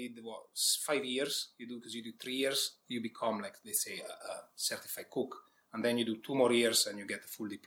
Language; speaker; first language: English; non-native, fluent; Italian